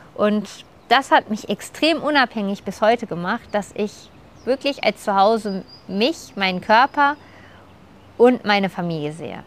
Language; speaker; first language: German; native; German